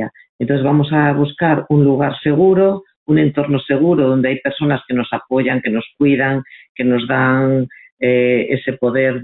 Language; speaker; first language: Spanish; native; Spanish